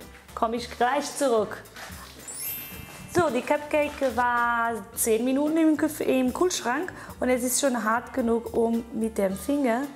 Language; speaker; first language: German; non-native, fluent; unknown